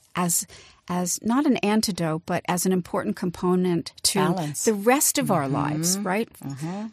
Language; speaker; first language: English; native; English